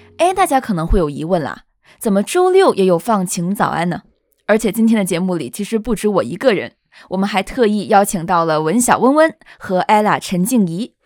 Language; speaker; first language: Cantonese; non-native, local second language; Chinese